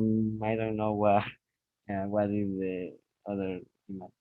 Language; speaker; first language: English; non-native, learner; Spanish